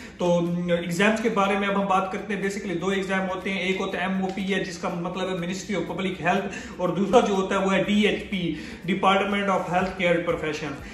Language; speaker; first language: Urdu; non-native, local second language; Punjabi